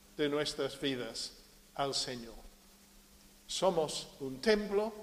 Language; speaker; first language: Spanish; non-native, fluent; English